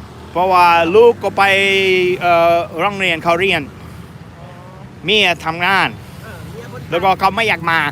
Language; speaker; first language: Thai; non-native, learner; English